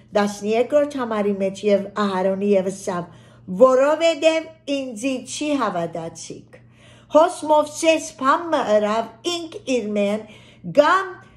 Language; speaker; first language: Armenian; early bilingual, heritage; Armenian